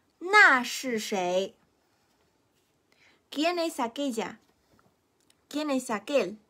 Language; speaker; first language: Spanish; non-native, fluent; Chinese